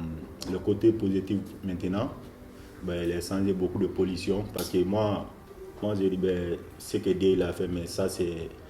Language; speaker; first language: French; non-native, learner; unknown